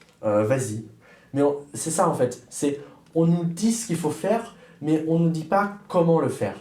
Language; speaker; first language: French; early bilingual, other home language; German